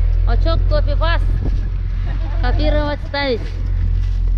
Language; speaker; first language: Russian; non-native, local second language; Yakut